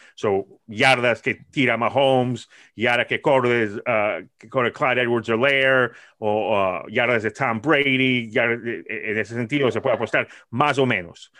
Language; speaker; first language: Spanish; early bilingual, heritage; Spanish